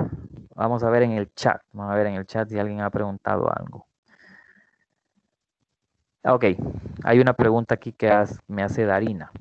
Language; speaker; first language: Spanish; native; Spanish